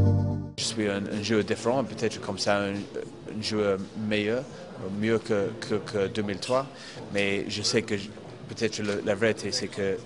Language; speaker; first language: French; non-native, fluent; English